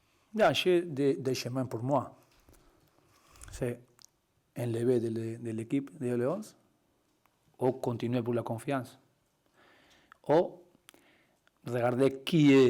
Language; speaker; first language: French; non-native, learner; Spanish